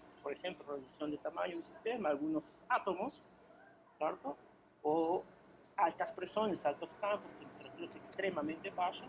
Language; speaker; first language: Portuguese; non-native, fluent; Spanish